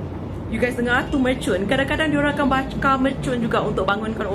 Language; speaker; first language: Malay; native; Malay